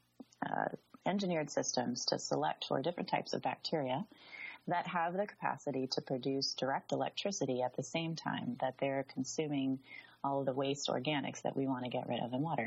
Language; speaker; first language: English; native; English